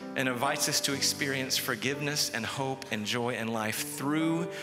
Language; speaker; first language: English; native; English